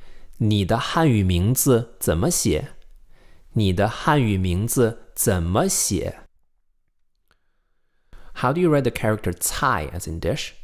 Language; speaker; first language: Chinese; non-native, fluent; English